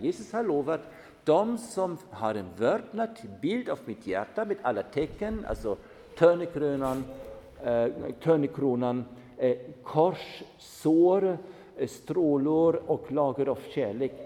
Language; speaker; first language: Swedish; non-native, fluent; German